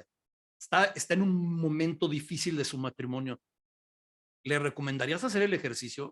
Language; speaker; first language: Spanish; native; Spanish